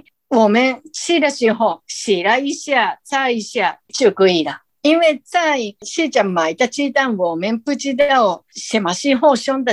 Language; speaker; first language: Chinese; non-native, fluent; Japanese